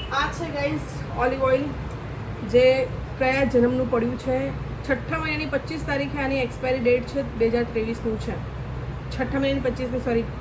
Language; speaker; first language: Gujarati; native; Gujarati